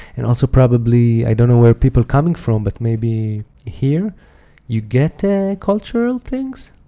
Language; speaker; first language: English; non-native, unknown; Hebrew